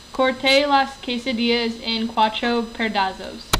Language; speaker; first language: Spanish; non-native, learner; English